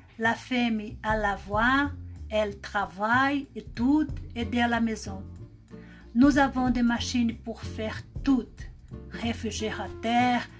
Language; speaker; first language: French; non-native, learner; Portuguese